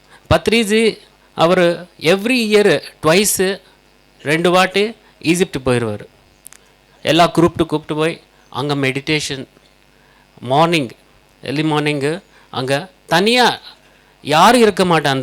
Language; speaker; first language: Tamil; native; Tamil